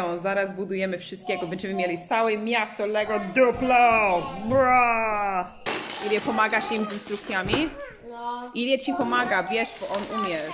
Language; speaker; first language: Polish; non-native, learner; English